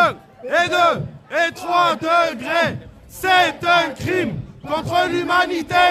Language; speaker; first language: French; native; French